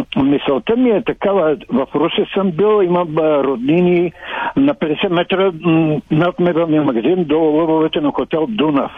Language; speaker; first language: Bulgarian; native; Bulgarian